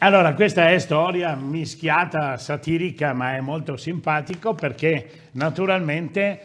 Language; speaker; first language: Italian; native; Italian